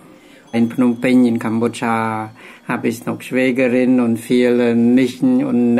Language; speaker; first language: German; non-native, fluent; Khmer